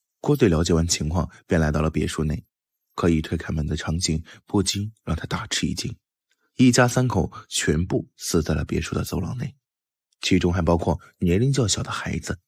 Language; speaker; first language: Chinese; native; Chinese